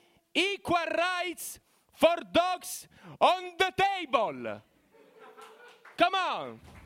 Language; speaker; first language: English; non-native, fluent; Italian